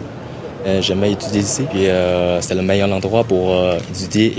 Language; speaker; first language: French; non-native, fluent; Chinese